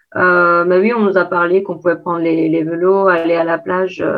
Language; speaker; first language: French; non-native, fluent; Albanian